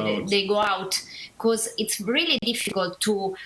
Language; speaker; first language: English; non-native, learner; Italian